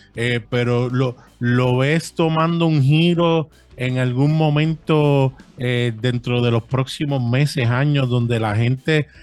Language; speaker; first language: Spanish; early bilingual, heritage; Spanish